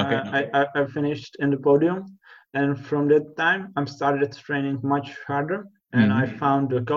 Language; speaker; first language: English; non-native, learner; Czech